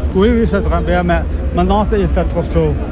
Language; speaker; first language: French; non-native, learner; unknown